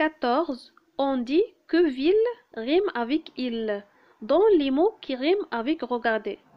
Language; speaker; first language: French; non-native, local second language; Arabic